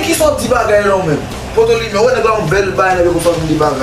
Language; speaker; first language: French; non-native, learner; Haitian Creole